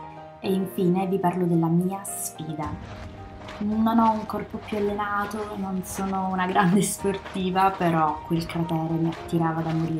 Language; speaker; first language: Italian; native; Italian